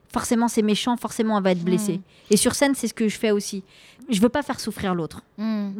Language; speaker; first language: French; native; French